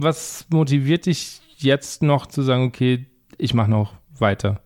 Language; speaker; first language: German; native; German